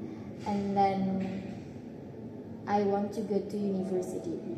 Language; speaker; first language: English; non-native, learner; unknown